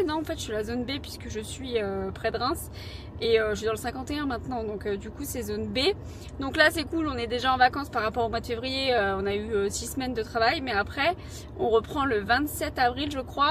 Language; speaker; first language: French; native; French